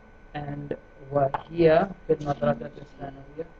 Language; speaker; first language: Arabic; non-native, fluent; English